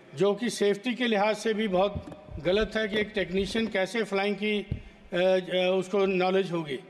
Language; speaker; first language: Hindi; native; Hindi